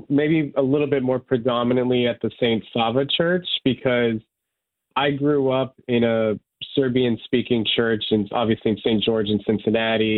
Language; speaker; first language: English; non-native, local second language; Serbian